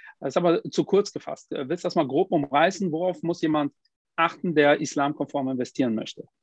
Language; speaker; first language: German; early bilingual, other home language; Portuguese